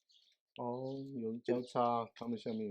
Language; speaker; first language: Chinese; non-native, local second language; Amis